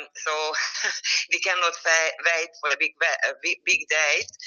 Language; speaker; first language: English; non-native, fluent; Hungarian